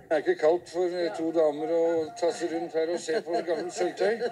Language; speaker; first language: Norwegian; native; Norwegian